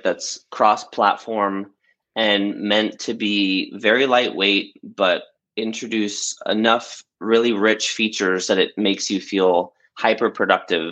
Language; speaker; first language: English; native; English